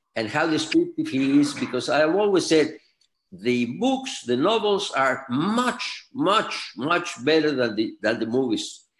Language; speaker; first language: English; non-native, fluent; Spanish